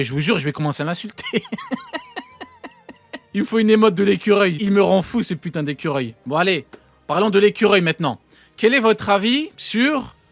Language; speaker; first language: French; native; French